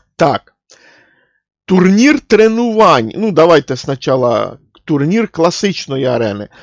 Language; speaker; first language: Ukrainian; non-native, local second language; Russian